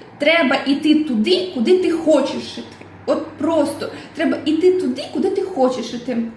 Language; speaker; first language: Ukrainian; non-native, local second language; Russian